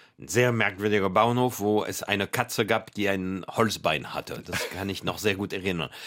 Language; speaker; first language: German; non-native, fluent; French